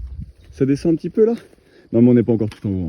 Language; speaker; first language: French; native; French